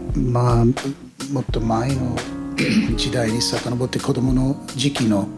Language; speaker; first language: Japanese; non-native, fluent; English